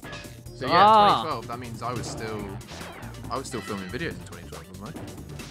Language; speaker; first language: English; native; English